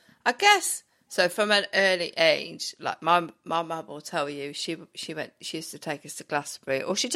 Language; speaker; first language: English; native; English